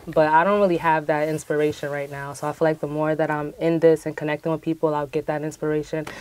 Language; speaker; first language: English; native; English